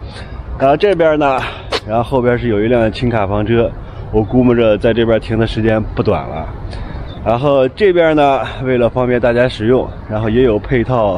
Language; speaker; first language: Chinese; native; Chinese